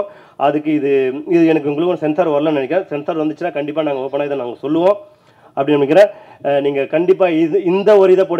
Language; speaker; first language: Tamil; native; Tamil